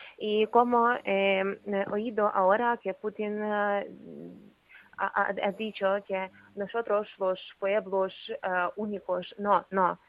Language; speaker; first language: Spanish; non-native, learner; Ukrainian